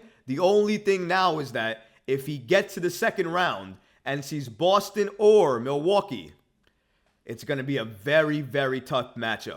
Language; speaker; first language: English; native; English